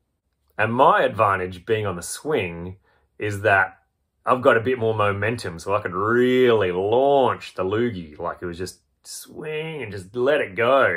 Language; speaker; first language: English; native; English